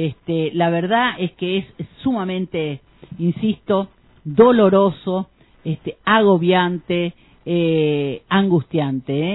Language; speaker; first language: Spanish; native; Spanish